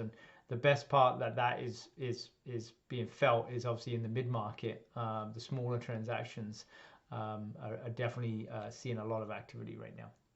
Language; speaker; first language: English; native; English